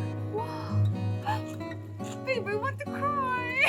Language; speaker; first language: English; non-native, learner; Arabic